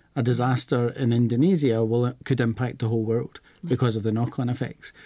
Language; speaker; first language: English; native; English